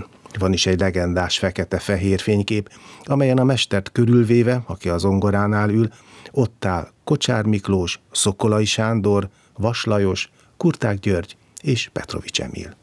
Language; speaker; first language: Hungarian; native; Hungarian